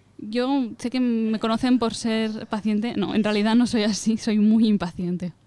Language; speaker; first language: Spanish; non-native, fluent; English